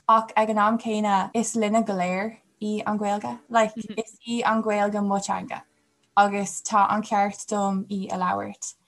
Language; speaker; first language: Irish; non-native, local second language; English